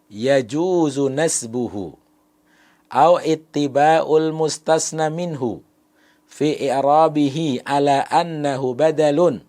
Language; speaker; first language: Arabic; non-native, fluent; Indonesian